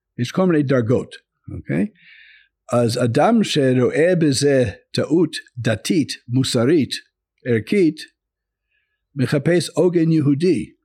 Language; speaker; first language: Hebrew; non-native, fluent; English